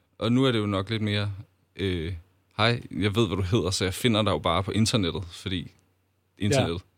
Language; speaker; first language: Danish; native; Danish